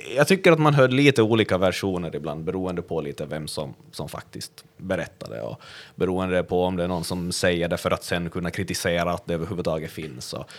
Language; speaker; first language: Swedish; native; Swedish